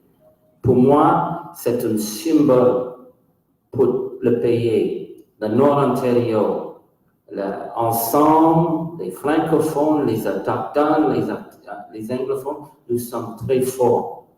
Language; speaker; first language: French; non-native, local second language; English